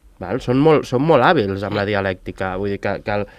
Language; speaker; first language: Catalan; native; Catalan